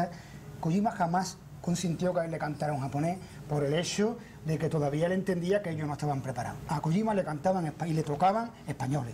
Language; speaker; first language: Spanish; native; Spanish